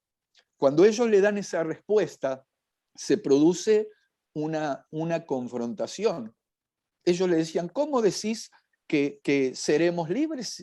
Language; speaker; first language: Spanish; native; Spanish